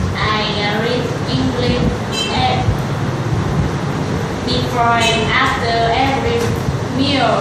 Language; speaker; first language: English; non-native, learner; Vietnamese